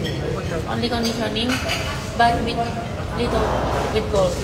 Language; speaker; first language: English; non-native, learner; Indonesian